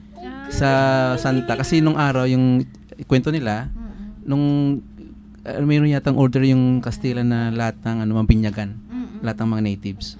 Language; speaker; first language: Filipino; non-native, local second language; Iloko